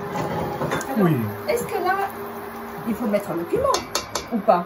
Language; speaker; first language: French; non-native, fluent; Italian